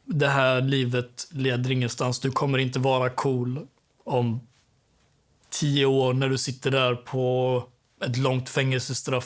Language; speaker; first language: Swedish; native; Swedish